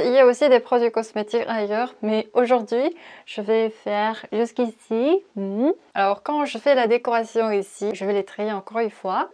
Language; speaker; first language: French; non-native, fluent; Korean